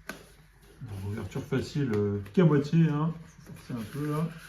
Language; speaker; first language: French; native; French